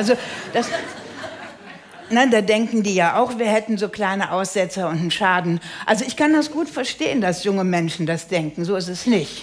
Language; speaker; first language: German; native; German